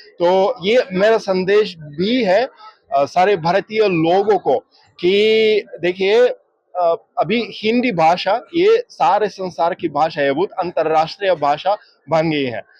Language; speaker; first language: Hindi; non-native, fluent; Russian